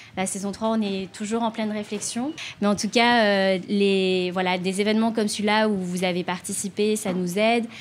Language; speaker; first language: French; native; French